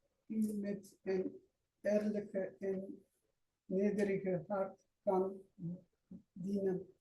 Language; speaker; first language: Dutch; non-native, learner; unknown